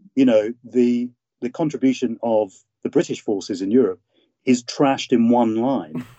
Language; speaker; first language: English; native; English